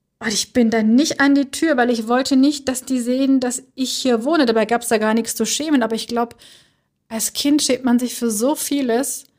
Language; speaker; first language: German; early bilingual, other home language; Turkish